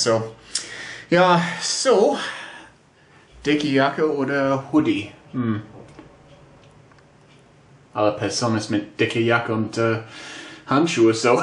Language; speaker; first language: German; non-native, learner; English